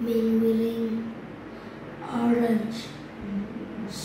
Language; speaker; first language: English; non-native, learner; Vietnamese